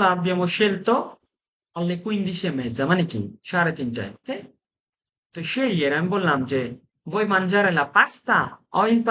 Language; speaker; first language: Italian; non-native, fluent; Bangla